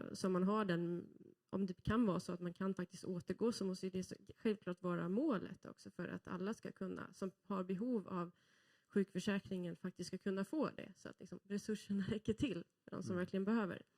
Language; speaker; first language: Swedish; native; Swedish